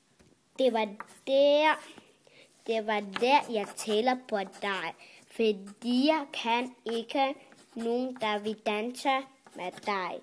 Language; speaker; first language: Danish; early bilingual, other home language; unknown